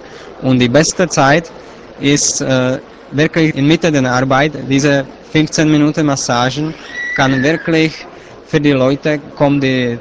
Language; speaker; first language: German; non-native, learner; Czech